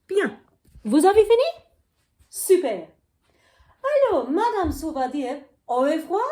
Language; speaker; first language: French; non-native, fluent; English